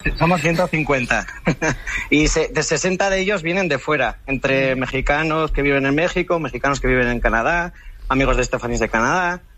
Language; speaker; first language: Spanish; native; Spanish